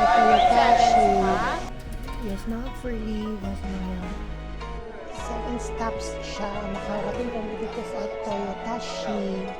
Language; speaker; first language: Filipino; native; Filipino